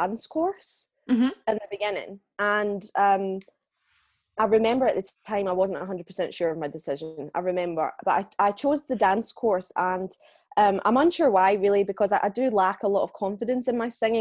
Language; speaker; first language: English; native; English